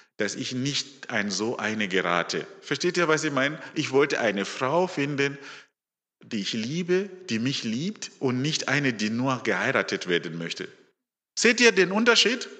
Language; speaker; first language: German; non-native, fluent; Shona